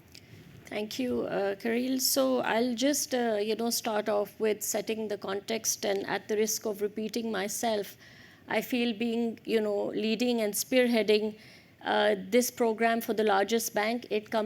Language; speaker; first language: English; non-native, local second language; Urdu